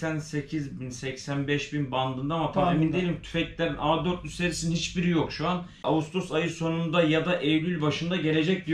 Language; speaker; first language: Turkish; native; Turkish